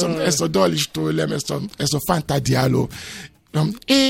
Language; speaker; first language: Hungarian; non-native, fluent; Yoruba